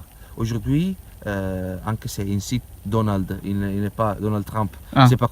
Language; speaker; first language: French; non-native, learner; Italian